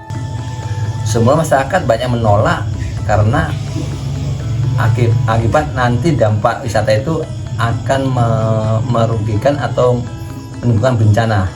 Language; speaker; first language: Indonesian; non-native, local second language; Javanese